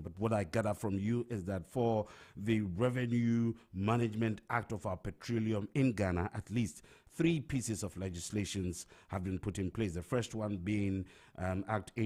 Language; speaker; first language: English; non-native, local second language; Akan